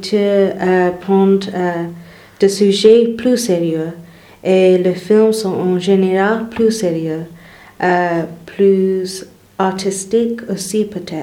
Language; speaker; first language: French; non-native, learner; English